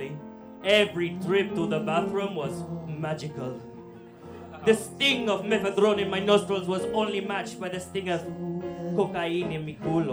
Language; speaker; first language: English; non-native, fluent; Romanian